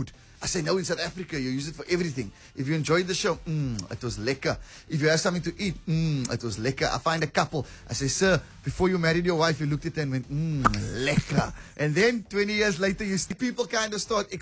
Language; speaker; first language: English; native; English